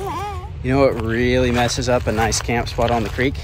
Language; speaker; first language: English; native; English